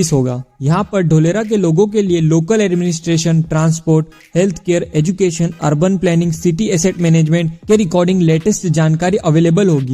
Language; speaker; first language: Hindi; native; Hindi